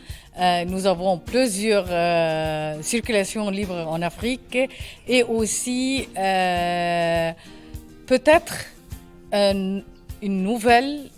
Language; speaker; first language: French; non-native, learner; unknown